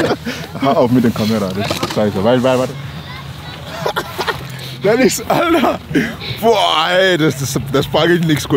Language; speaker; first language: German; native; German